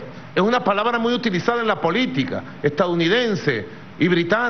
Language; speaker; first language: Spanish; native; Spanish